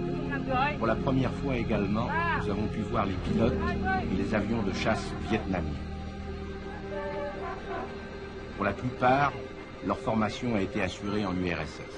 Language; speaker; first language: French; native; French